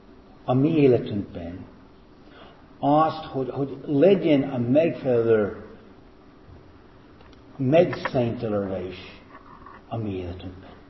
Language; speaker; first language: Hungarian; non-native, fluent; English